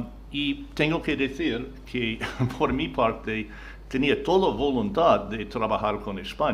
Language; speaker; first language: Spanish; non-native, fluent; English